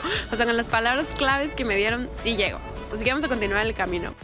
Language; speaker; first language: Spanish; native; Spanish